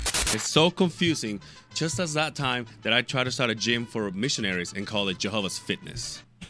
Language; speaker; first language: English; native; English